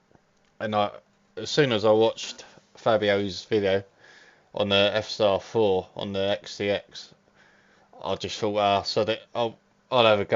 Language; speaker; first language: English; native; English